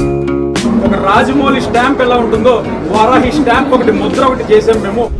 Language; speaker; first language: Telugu; native; Telugu